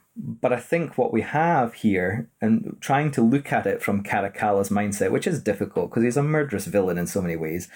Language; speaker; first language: English; native; English